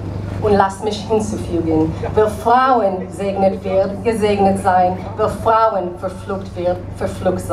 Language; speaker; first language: German; non-native, learner; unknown